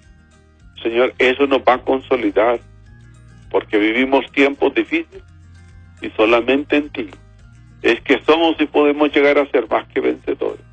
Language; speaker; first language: Spanish; native; Spanish